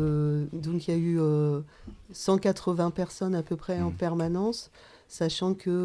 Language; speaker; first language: French; native; French